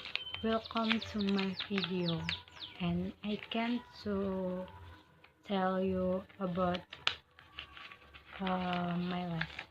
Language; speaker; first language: English; non-native, learner; Indonesian